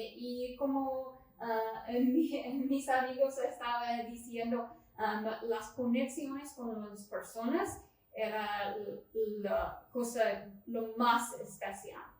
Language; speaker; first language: Spanish; non-native, fluent; English